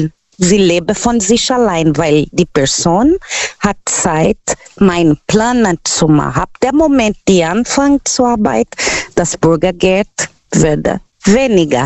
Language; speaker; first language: German; non-native, local second language; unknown